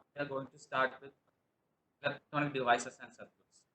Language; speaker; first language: English; non-native, local second language; Malayalam